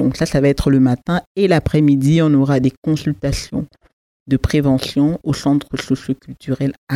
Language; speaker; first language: French; native; French